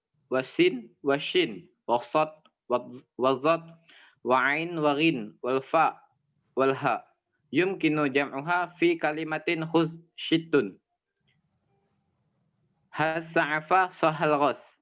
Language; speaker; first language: Arabic; non-native, learner; Indonesian